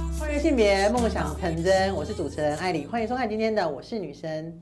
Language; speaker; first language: Chinese; native; Chinese